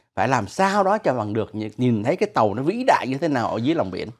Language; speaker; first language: Vietnamese; native; Vietnamese